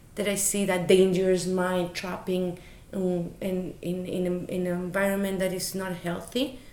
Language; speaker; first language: English; non-native, fluent; Spanish